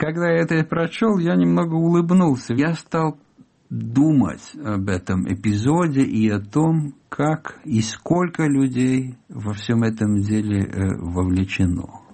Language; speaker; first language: Russian; non-native, fluent; Italian